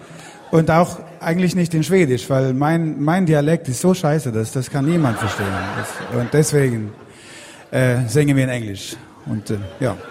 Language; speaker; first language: German; non-native, fluent; Swedish